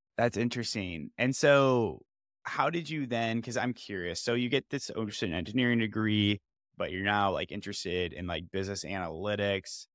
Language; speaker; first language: English; native; English